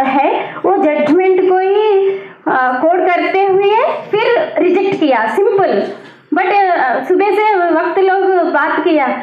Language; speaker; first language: Hindi; non-native, local second language; Telugu